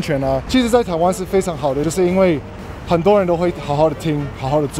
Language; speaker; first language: Chinese; non-native, fluent; English